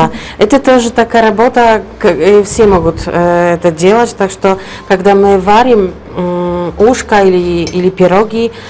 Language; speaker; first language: Russian; non-native, fluent; Polish